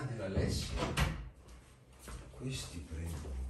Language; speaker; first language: Italian; native; Italian